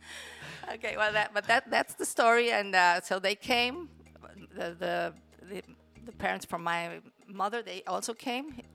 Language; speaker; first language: English; non-native, fluent; Spanish